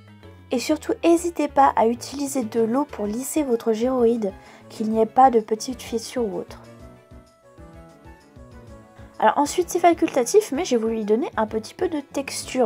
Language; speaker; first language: French; native; French